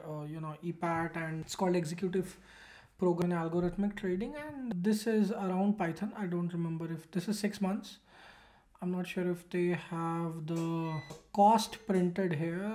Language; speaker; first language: English; non-native, local second language; Hindi